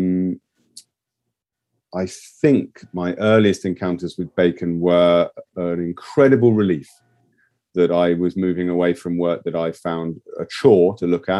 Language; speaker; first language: English; native; English